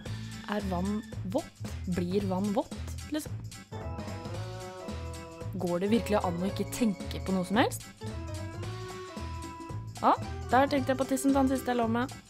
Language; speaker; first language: Norwegian; native; Norwegian